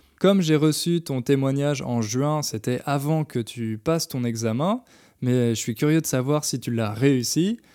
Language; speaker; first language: French; native; French